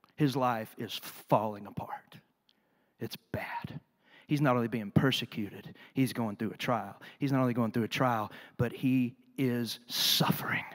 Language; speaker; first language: English; native; English